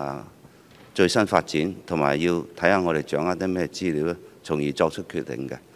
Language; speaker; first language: Chinese; non-native, local second language; Cantonese